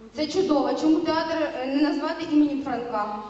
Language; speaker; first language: Ukrainian; non-native, local second language; Russian